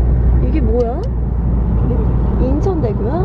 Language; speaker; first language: Korean; native; Korean